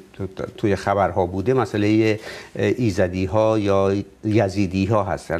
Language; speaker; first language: Persian; native; Persian